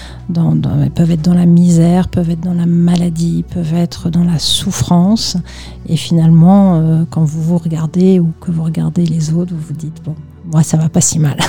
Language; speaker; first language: French; native; French